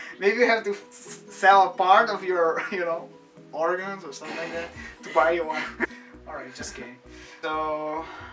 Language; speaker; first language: English; non-native, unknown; Portuguese